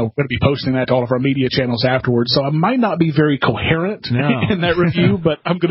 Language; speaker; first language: English; native; English